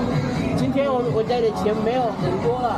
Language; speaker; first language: Chinese; non-native, learner; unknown